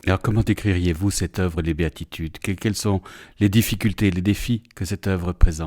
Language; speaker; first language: French; native; French